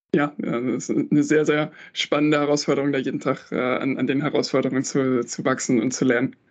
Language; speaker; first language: German; native; German